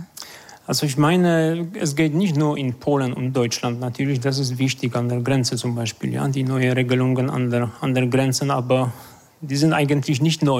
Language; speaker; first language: German; non-native, fluent; Polish